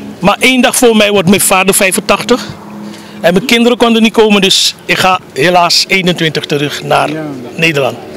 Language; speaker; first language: Dutch; native; Dutch